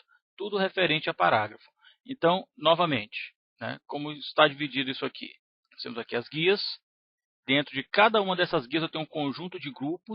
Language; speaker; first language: Portuguese; native; Portuguese